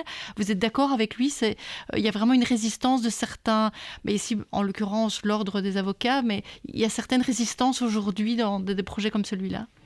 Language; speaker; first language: French; native; French